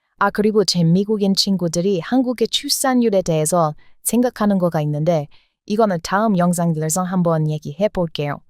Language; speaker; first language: Korean; non-native, fluent; English